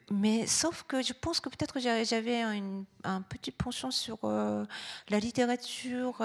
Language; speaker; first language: French; non-native, fluent; Japanese